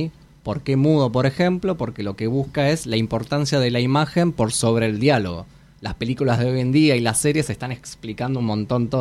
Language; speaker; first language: Spanish; native; Spanish